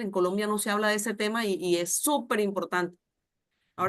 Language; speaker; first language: Spanish; native; Spanish